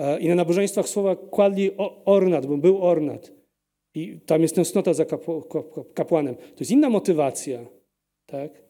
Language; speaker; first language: Polish; early bilingual, heritage; Polish